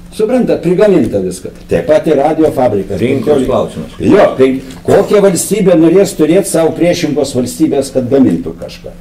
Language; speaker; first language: Lithuanian; native; Lithuanian